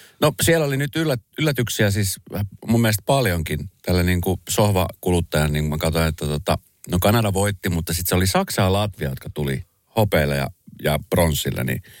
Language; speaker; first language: Finnish; early bilingual, other home language; Spanish